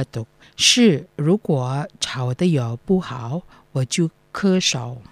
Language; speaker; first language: Chinese; non-native, fluent; Indonesian